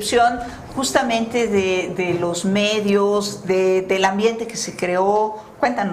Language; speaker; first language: Spanish; native; Spanish